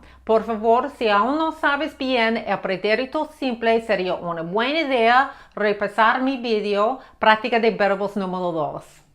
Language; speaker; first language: Spanish; non-native, fluent; English